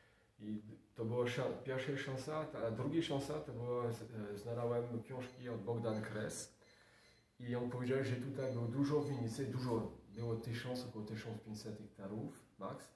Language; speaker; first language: Polish; non-native, learner; French